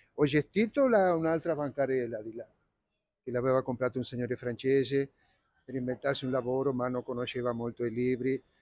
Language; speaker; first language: Italian; non-native, fluent; Spanish